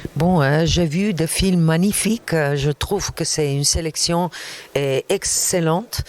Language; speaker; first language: French; non-native, fluent; Arabic